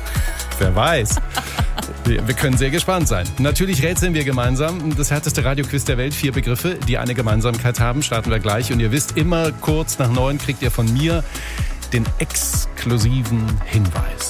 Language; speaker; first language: German; native; German